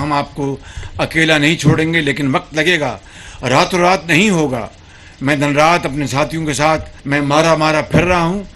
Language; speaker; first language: Urdu; non-native, local second language; Punjabi